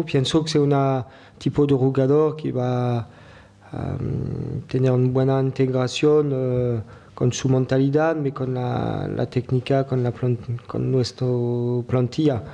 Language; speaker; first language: Spanish; non-native, learner; French